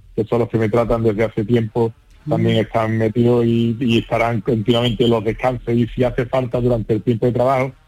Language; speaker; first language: Spanish; native; Spanish